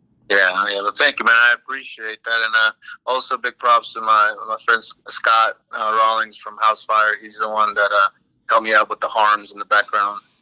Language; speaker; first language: English; early bilingual, other home language; Spanish